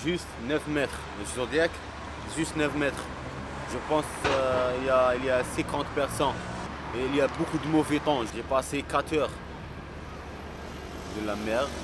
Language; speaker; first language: French; non-native, local second language; Arabic